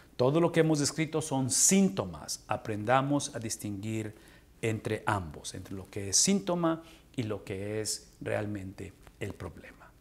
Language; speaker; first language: Spanish; native; Spanish